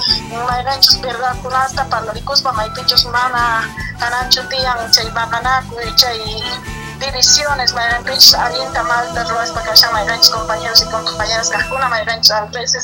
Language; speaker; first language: Spanish; native; Spanish